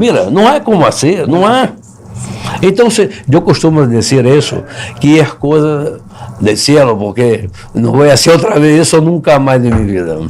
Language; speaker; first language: Spanish; non-native, learner; Portuguese